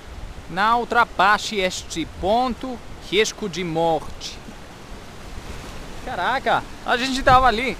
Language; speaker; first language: Portuguese; non-native, learner; Greek